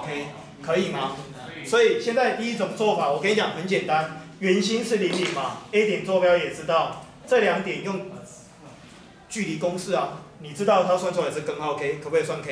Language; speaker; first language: Chinese; native; Chinese